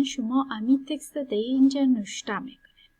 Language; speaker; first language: Persian; native; Persian